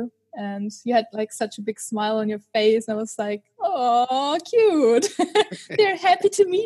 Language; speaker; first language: English; non-native, fluent; German